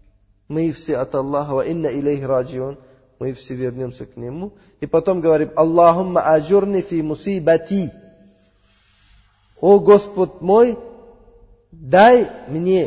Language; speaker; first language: Russian; non-native, learner; Uzbek